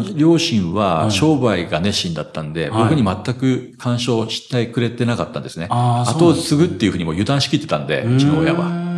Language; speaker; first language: Japanese; native; Japanese